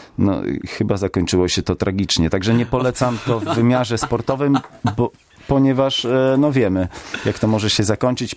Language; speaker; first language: Polish; native; Polish